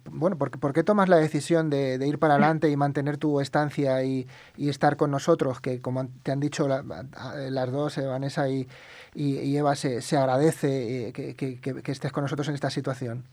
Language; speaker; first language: Spanish; native; Spanish